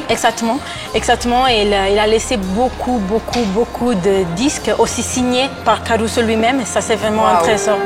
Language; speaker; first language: French; non-native, fluent; Italian